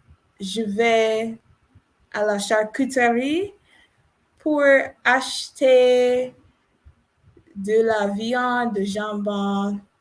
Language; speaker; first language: French; non-native, learner; English